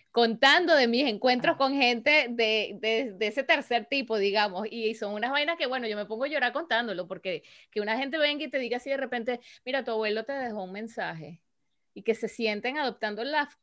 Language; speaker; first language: Spanish; native; Spanish